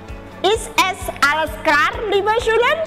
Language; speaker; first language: German; non-native, fluent; Indonesian